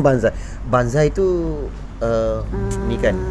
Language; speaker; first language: Malay; native; Malay